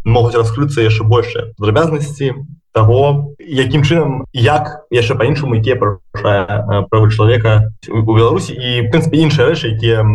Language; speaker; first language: Belarusian; non-native, local second language; Russian